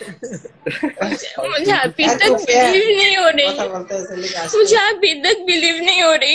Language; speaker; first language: Hindi; non-native, learner; Bangla